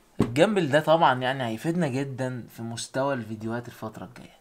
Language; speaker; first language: Arabic; native; Arabic